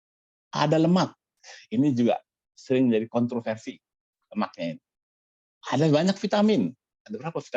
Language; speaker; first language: Malay; native; Malay